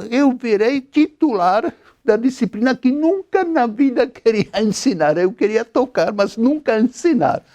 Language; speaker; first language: Portuguese; non-native, fluent; Czech